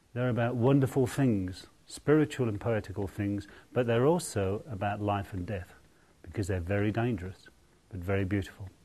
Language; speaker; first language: English; native; English